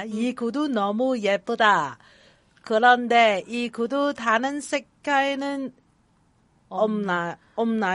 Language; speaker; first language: Korean; non-native, learner; Cantonese